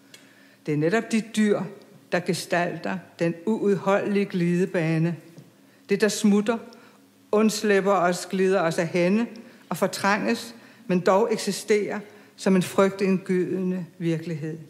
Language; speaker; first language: Danish; native; Danish